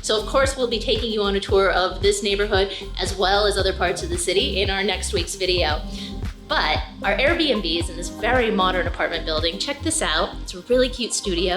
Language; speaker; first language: English; native; English